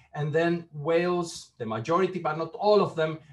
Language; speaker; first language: English; non-native, fluent; Spanish